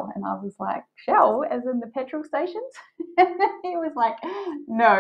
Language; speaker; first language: English; native; English